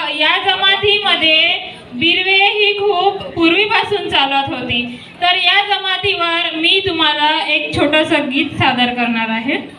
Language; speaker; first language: Marathi; native; Marathi